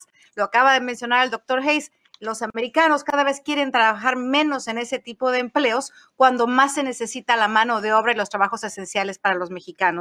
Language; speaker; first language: Spanish; native; Spanish